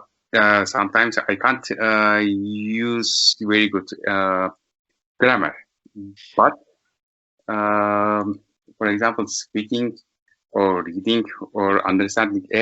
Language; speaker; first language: English; non-native, learner; Turkish